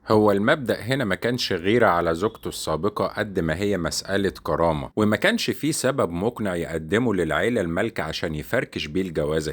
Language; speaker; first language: Arabic; native; Arabic